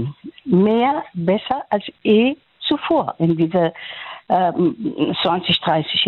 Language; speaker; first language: German; non-native, fluent; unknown